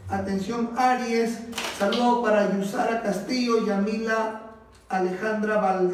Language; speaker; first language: Spanish; native; Spanish